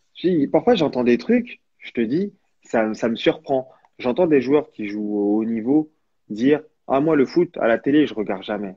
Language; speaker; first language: French; native; French